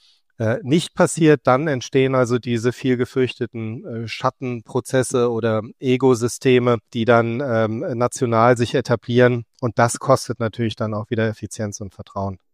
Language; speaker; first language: German; native; German